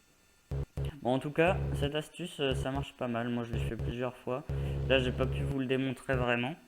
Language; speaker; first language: French; native; French